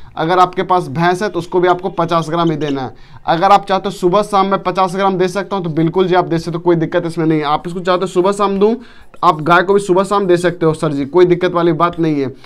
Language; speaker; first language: Hindi; native; Hindi